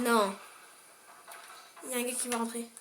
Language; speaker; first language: French; native; French